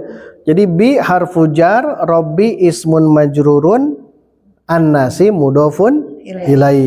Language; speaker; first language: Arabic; non-native, fluent; Indonesian